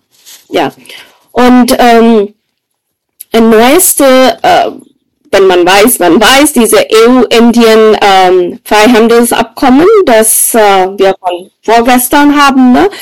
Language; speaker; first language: German; non-native, fluent; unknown